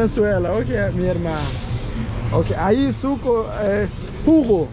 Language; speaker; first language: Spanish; non-native, learner; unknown